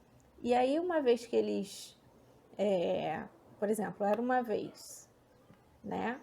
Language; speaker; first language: Portuguese; native; Portuguese